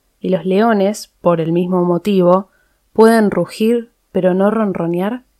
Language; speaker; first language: Spanish; native; Spanish